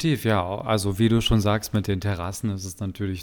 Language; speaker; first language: German; native; German